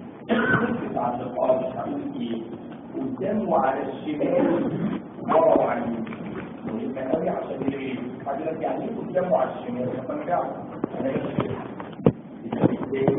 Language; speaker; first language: Arabic; native; Arabic